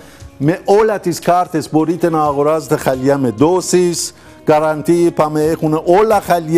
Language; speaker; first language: Greek; non-native, learner; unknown